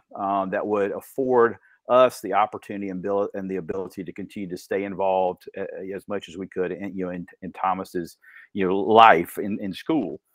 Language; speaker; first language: English; native; English